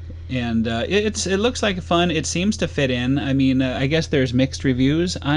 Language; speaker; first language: English; native; English